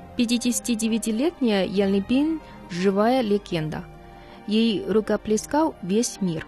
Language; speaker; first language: Russian; non-native, fluent; Chinese